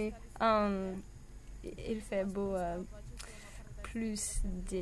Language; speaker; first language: French; non-native, learner; English